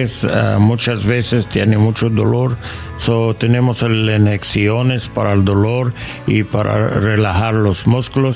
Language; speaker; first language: Spanish; non-native, learner; English